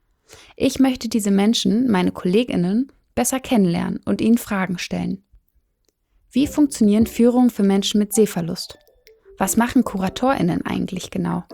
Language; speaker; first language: German; native; German